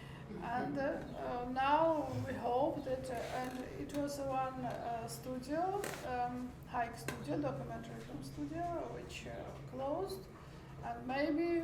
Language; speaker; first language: English; non-native, learner; Armenian